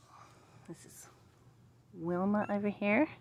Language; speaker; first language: English; native; English